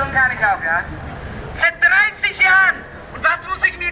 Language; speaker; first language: German; non-native, fluent; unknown